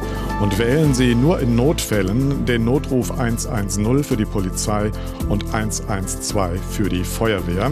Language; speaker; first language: German; native; German